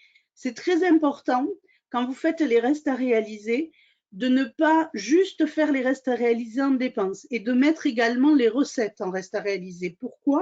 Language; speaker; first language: French; native; French